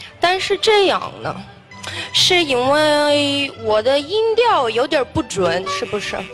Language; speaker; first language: Chinese; non-native, fluent; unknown